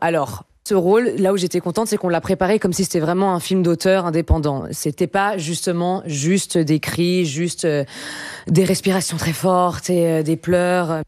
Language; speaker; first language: French; native; French